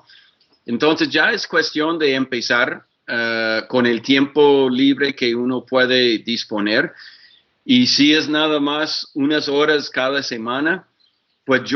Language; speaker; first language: Spanish; non-native, fluent; English